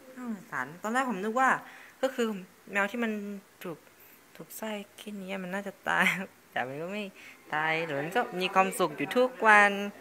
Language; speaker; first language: Thai; native; Thai